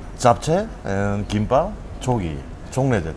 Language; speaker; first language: Turkish; non-native, learner; Korean